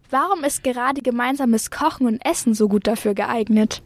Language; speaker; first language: German; native; German